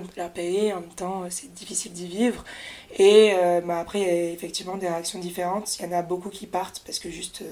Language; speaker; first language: French; native; French